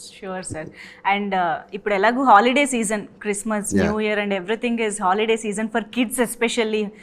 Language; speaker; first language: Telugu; native; Telugu